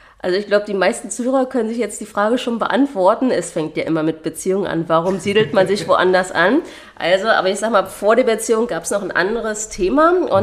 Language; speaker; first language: German; native; German